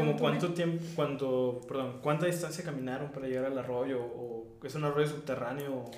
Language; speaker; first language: Spanish; native; Spanish